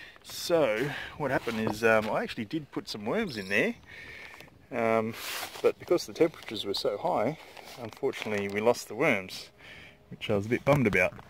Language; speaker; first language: English; native; English